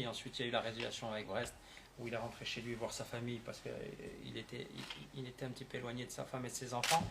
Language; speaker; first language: French; native; French